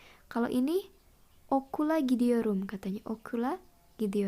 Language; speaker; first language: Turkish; non-native, fluent; Indonesian